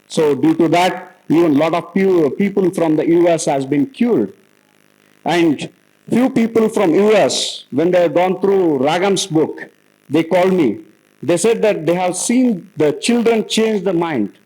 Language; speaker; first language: English; non-native, local second language; Kannada